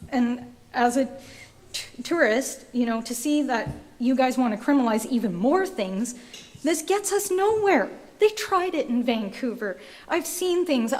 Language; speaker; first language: English; native; English